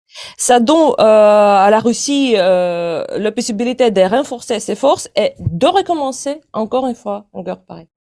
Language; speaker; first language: French; non-native, fluent; Ukrainian